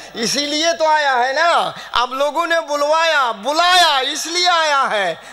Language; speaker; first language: Hindi; non-native, local second language; Bangla